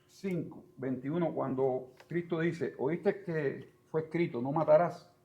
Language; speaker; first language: Spanish; native; Spanish